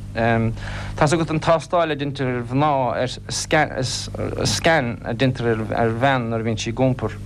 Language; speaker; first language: Irish; non-native, local second language; English